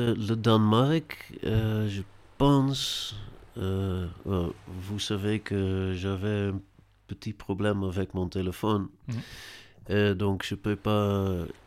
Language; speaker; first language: French; non-native, learner; Dutch